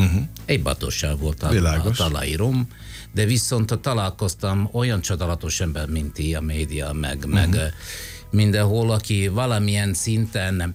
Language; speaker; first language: Hungarian; non-native, fluent; Italian